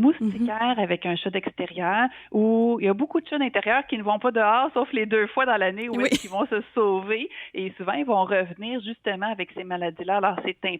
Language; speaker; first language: French; native; French